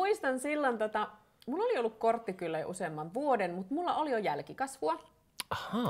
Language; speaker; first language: Finnish; native; Finnish